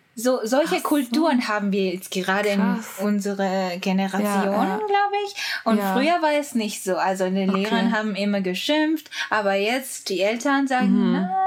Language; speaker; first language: German; non-native, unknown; Japanese